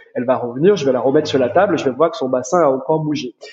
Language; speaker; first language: French; non-native, fluent; Portuguese